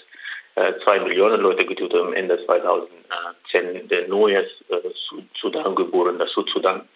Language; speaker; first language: German; non-native, learner; Arabic